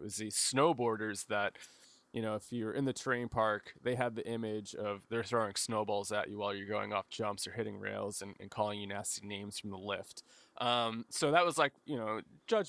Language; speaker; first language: English; native; English